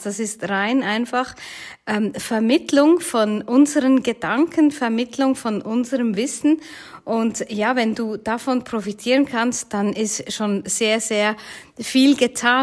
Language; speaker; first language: German; native; German